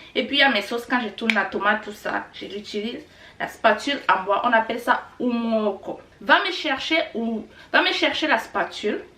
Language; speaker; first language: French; non-native, local second language; Kinyarwanda